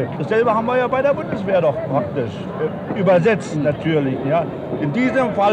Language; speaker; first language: German; native; German